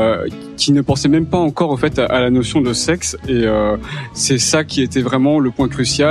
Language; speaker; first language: French; native; French